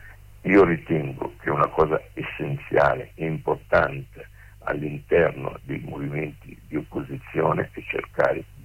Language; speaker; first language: Italian; native; Italian